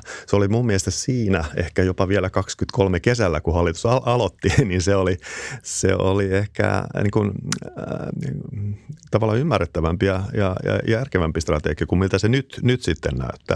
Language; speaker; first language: Finnish; native; Finnish